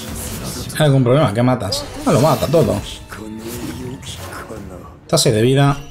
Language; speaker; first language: Spanish; native; Spanish